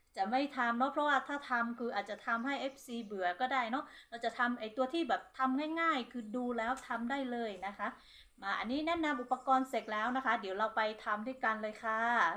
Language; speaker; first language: Thai; non-native, local second language; Hmong